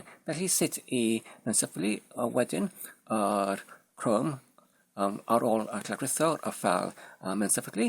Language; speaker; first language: Welsh; non-native, learner; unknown